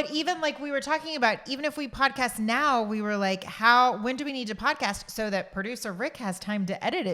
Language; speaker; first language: English; native; English